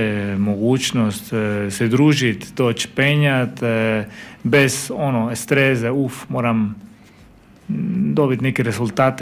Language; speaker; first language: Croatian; non-native, fluent; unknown